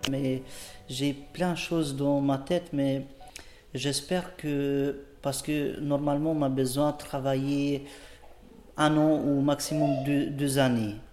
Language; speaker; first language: French; non-native, learner; Albanian